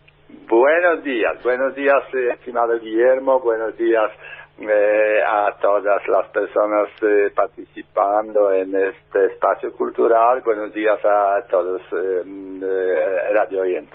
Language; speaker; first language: Spanish; non-native, fluent; Polish